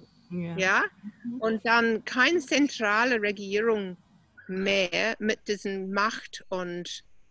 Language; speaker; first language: German; non-native, fluent; English